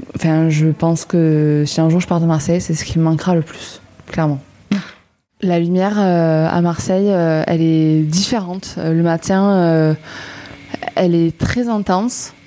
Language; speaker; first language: French; native; French